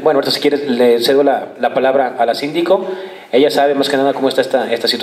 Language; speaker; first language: Spanish; native; Spanish